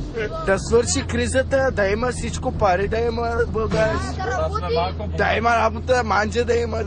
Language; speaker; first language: Bulgarian; non-native, local second language; Turkish